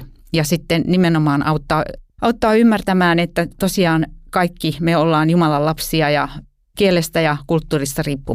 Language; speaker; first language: Finnish; native; Finnish